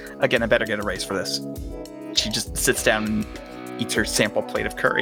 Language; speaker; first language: English; native; English